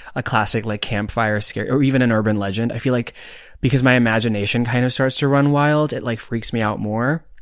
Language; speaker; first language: English; non-native, local second language; Hindi